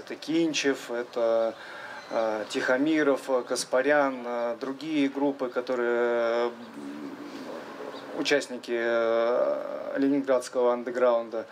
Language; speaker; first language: Russian; native; Russian